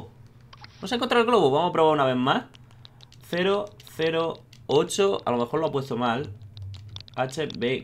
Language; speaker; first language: Spanish; native; Spanish